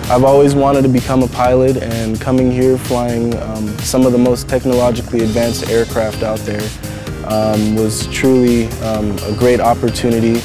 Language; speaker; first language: English; native; English